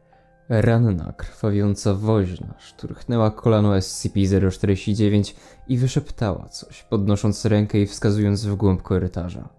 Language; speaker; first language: Polish; native; Polish